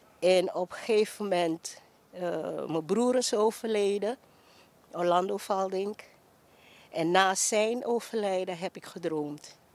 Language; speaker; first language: Dutch; native; Dutch